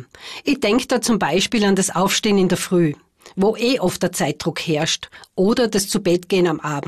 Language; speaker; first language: German; native; German